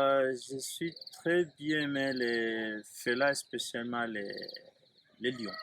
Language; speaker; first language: French; non-native, learner; Swahili